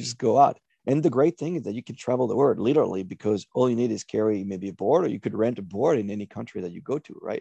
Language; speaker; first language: English; non-native, fluent; French